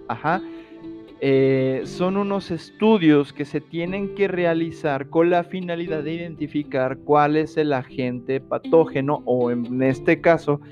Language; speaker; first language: Spanish; native; Spanish